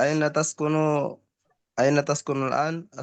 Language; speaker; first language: Arabic; non-native, learner; Indonesian